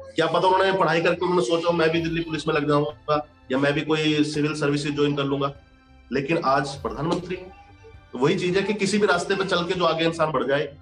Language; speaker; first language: Hindi; native; Hindi